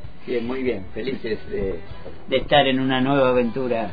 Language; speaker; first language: Spanish; native; Spanish